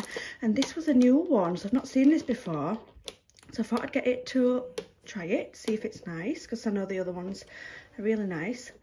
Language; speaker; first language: English; native; English